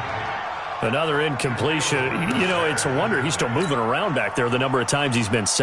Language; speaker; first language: English; native; English